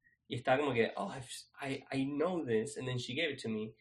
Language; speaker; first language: English; non-native, fluent; Spanish